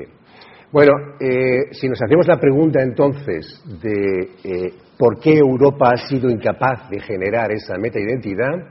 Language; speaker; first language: Spanish; native; Spanish